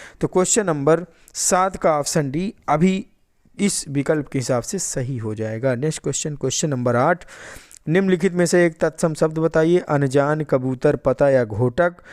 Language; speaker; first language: Hindi; native; Hindi